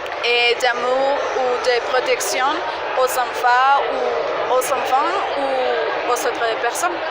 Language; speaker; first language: French; non-native, fluent; Spanish